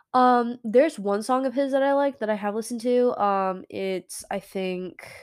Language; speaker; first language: English; native; English